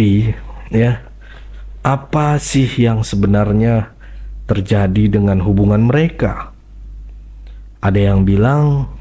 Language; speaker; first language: Indonesian; native; Indonesian